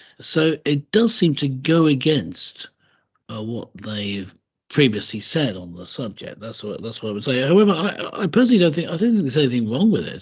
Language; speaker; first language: English; native; English